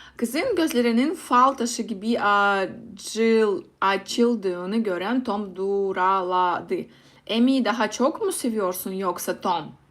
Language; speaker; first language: Turkish; non-native, learner; Russian